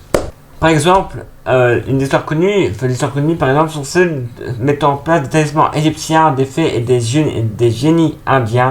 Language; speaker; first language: French; native; French